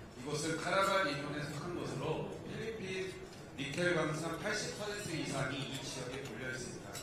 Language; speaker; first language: Korean; native; Korean